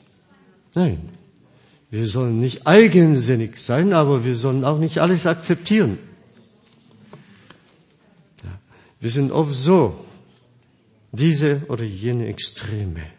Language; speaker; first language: German; non-native, fluent; Korean